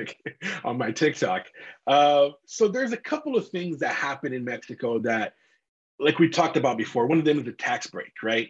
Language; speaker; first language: English; non-native, fluent; Portuguese